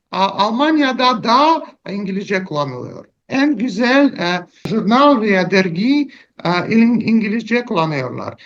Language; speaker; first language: Turkish; non-native, learner; Russian